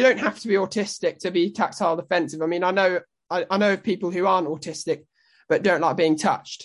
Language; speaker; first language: English; native; English